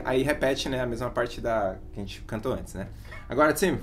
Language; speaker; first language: Portuguese; native; Portuguese